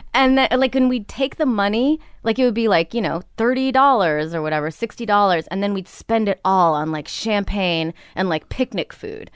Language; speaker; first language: English; native; English